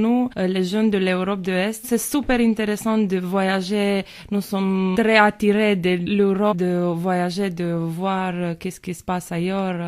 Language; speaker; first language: French; non-native, learner; Romanian